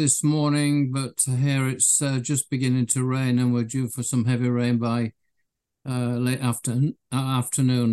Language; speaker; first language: English; native; English